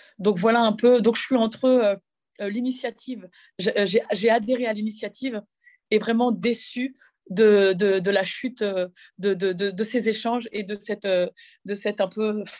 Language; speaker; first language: French; native; French